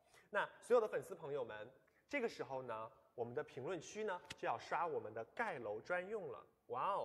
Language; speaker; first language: Chinese; native; Chinese